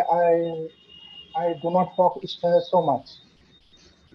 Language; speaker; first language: English; non-native, learner; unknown